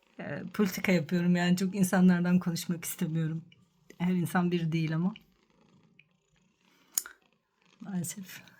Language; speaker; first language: Turkish; early bilingual, heritage; Turkish